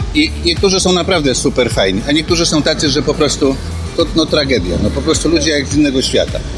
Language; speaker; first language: Polish; native; Polish